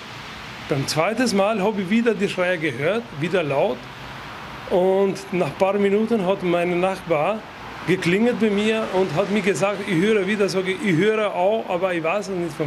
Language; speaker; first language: German; non-native, fluent; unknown